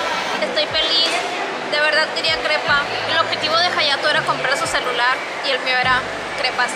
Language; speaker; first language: Spanish; native; Spanish